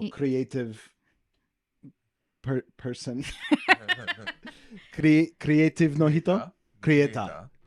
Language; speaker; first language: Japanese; non-native, learner; English